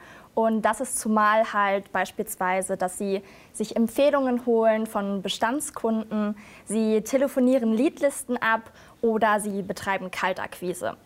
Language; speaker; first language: German; native; German